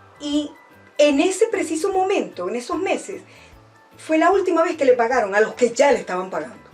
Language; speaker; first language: Spanish; native; Spanish